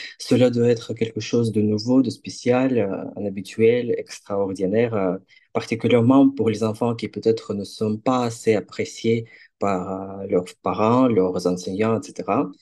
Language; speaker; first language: French; non-native, fluent; Ukrainian